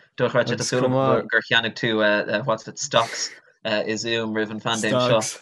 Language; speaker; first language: Irish; non-native, local second language; English